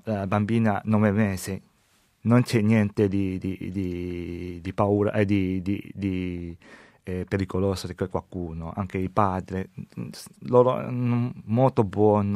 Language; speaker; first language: Italian; non-native, learner; Chinese